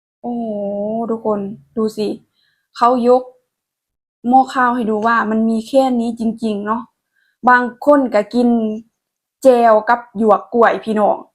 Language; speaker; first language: Thai; non-native, local second language; Lao